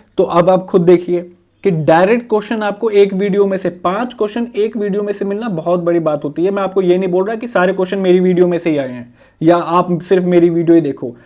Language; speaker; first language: Hindi; native; Hindi